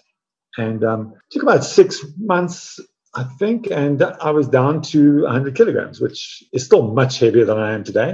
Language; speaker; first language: English; native; English